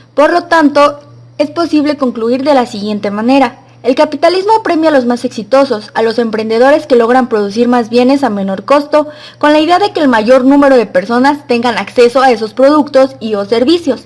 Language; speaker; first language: Spanish; native; Spanish